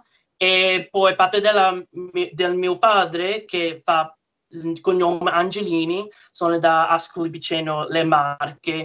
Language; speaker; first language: Italian; early bilingual, heritage; English